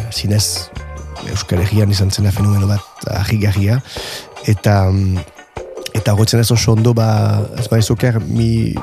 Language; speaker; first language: Basque; native; Basque